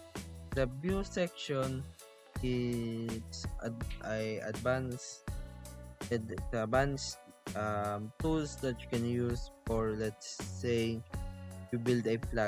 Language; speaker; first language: English; non-native, fluent; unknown